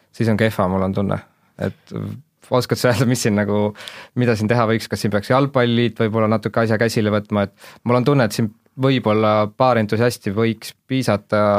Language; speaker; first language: Estonian; native; Estonian